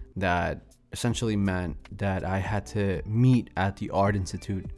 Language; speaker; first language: English; early bilingual, other home language; Spanish